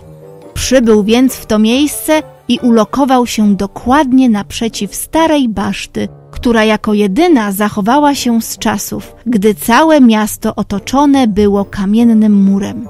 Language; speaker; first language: Polish; native; Polish